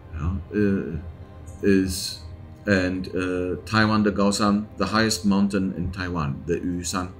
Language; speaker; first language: English; non-native, fluent; German